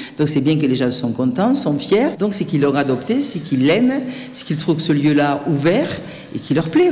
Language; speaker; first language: French; native; French